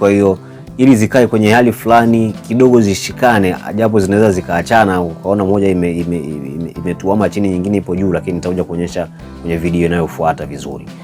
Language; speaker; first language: Swahili; native; Swahili